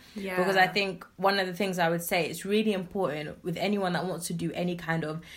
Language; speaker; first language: English; native; English